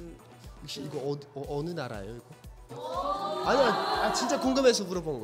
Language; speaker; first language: Korean; non-native, fluent; Uzbek